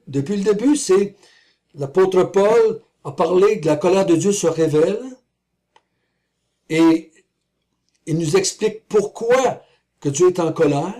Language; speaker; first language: French; native; French